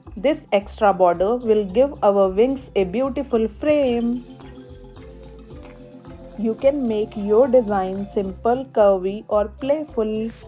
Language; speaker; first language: English; non-native, local second language; Hindi